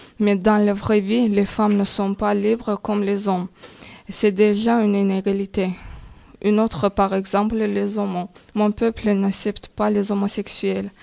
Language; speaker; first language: French; non-native, learner; Azerbaijani